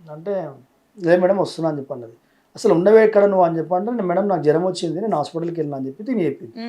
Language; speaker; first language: Telugu; native; Telugu